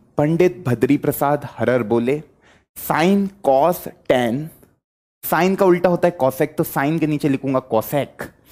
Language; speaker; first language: Hindi; native; Hindi